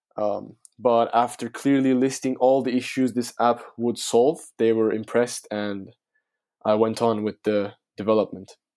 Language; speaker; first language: English; non-native, fluent; Turkish